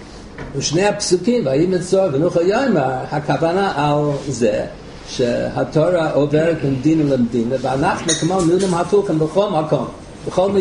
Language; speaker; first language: Hebrew; non-native, fluent; English